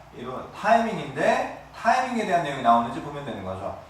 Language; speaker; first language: Korean; native; Korean